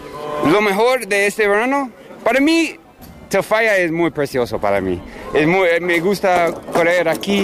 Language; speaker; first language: Spanish; non-native, learner; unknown